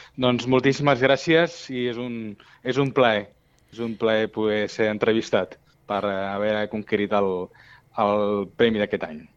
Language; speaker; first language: Catalan; non-native, local second language; Spanish